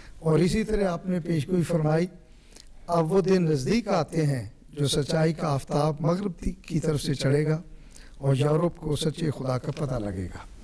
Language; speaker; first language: Urdu; native; Urdu